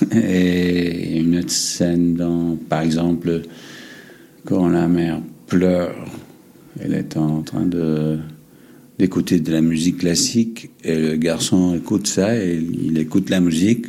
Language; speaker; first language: French; non-native, fluent; English